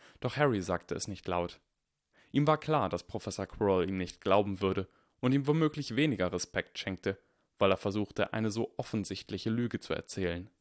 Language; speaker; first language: German; native; German